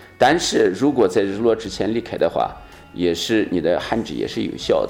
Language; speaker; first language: Chinese; native; Chinese